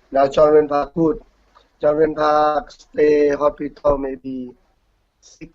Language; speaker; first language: English; non-native, learner; Thai